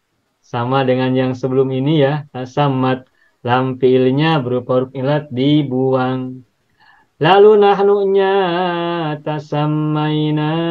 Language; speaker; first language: Indonesian; native; Indonesian